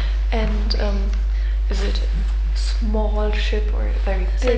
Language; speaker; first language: English; non-native, fluent; German